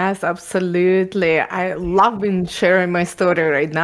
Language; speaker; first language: English; non-native, fluent; Ukrainian